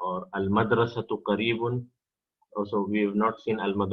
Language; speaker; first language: Arabic; non-native, fluent; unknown